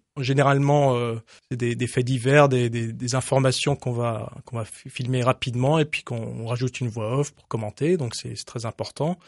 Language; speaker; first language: French; early bilingual, heritage; English